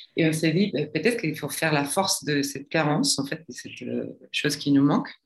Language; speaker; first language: French; non-native, fluent; Spanish